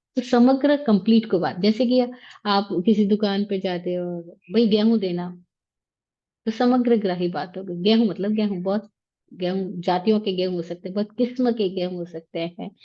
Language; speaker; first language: Hindi; native; Hindi